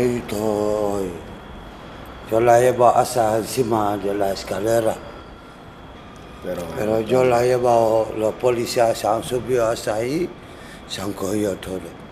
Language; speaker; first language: Spanish; non-native, learner; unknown